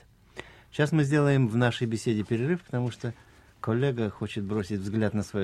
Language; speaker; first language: Russian; native; Russian